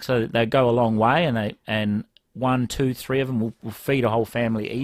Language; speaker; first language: English; native; English